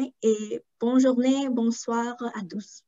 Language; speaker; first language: French; non-native, fluent; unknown